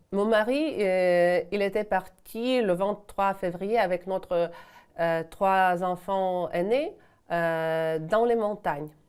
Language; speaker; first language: French; non-native, fluent; Ukrainian